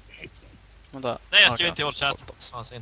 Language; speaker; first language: Swedish; native; Swedish